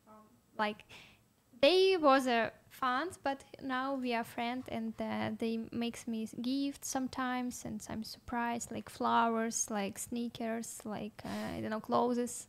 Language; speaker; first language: English; non-native, learner; Russian